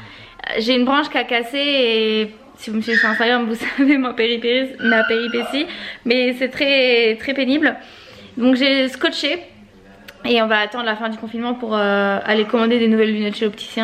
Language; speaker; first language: French; native; French